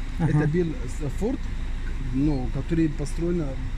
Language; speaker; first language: Russian; non-native, learner; Arabic